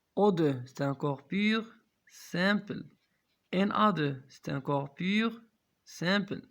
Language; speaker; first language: French; non-native, local second language; Arabic